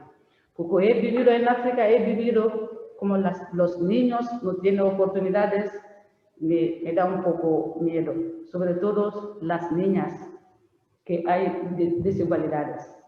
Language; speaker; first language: Spanish; non-native, learner; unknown